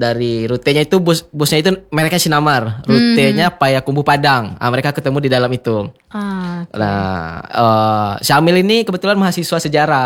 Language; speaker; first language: Indonesian; native; Indonesian